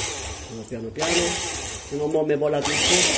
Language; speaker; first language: Italian; native; Italian